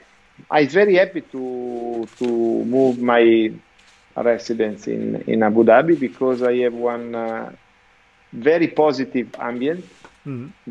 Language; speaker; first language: English; non-native, learner; Italian